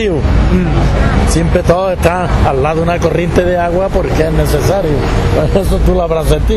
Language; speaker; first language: Spanish; native; Spanish